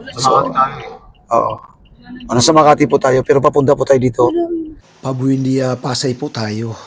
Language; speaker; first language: Filipino; native; Filipino